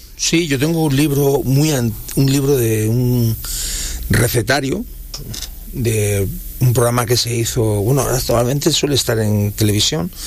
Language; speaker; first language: Spanish; native; Spanish